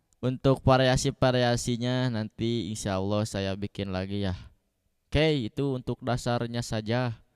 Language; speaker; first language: Indonesian; non-native, local second language; Sundanese